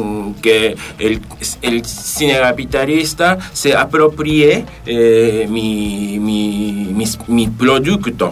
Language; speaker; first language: Spanish; non-native, fluent; Japanese